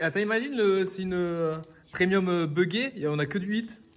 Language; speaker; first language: French; native; French